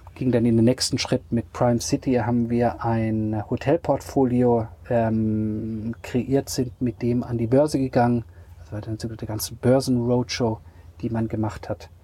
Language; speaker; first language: German; native; German